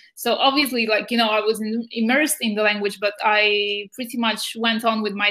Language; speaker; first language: English; non-native, fluent; Ukrainian